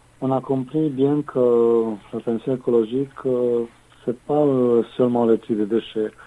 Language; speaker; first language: French; non-native, fluent; Romanian